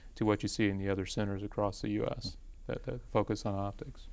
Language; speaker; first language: English; native; English